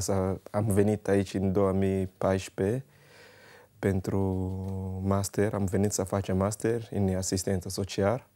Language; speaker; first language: Romanian; non-native, learner; Kinyarwanda